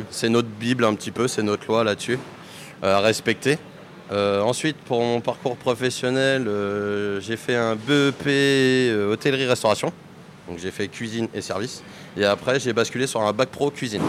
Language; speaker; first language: French; native; French